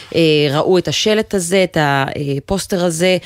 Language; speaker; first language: Hebrew; native; Hebrew